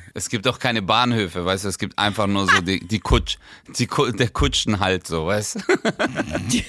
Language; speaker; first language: German; early bilingual, other home language; Turkish